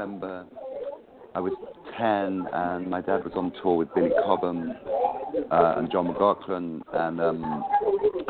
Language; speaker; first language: English; native; English